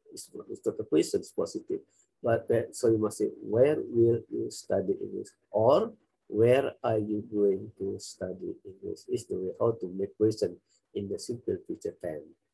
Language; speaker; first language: English; non-native, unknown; Indonesian